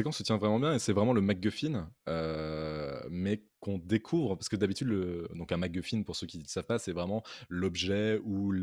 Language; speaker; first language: French; native; French